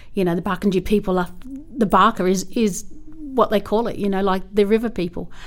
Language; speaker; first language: English; native; English